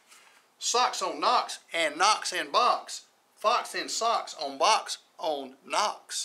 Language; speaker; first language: English; native; English